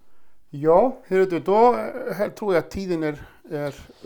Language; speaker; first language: Swedish; non-native, fluent; Icelandic